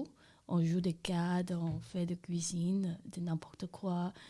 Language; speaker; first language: French; non-native, learner; Chinese